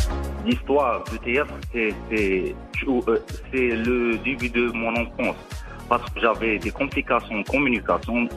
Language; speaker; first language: French; non-native, local second language; Arabic